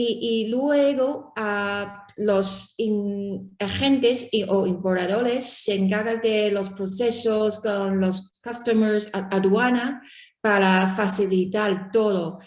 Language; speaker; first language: Spanish; non-native, learner; Chinese